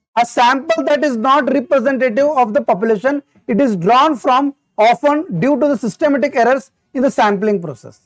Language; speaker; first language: English; non-native, local second language; Kannada